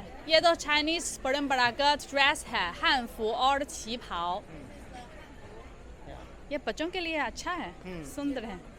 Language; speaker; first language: Hindi; non-native, fluent; Chinese